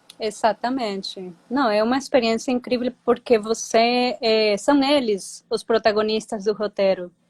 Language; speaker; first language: Portuguese; non-native, fluent; Spanish